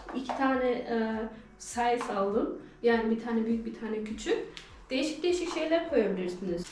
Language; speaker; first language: Turkish; early bilingual, heritage; Turkish